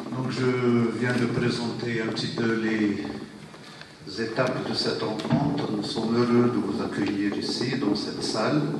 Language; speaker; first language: French; non-native, local second language; Arabic